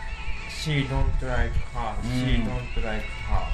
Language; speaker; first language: English; non-native, learner; Japanese